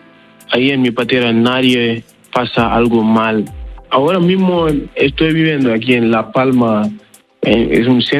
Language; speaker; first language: Spanish; non-native, learner; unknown